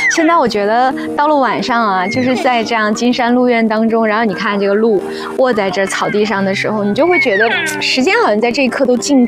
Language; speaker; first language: Chinese; native; Chinese